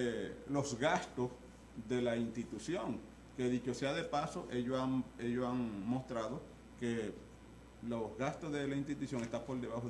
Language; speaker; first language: Spanish; native; Spanish